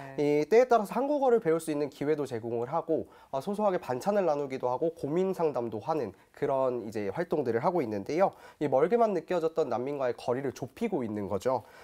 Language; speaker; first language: Korean; native; Korean